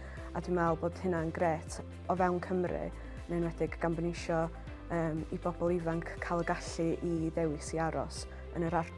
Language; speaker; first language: Welsh; native; Welsh